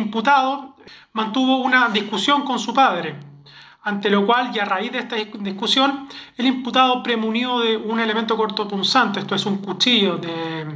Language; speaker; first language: Spanish; native; Spanish